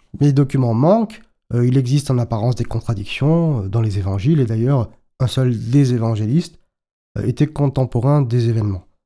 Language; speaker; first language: French; native; French